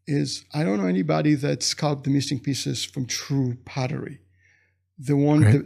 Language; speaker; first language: English; non-native, fluent; Hebrew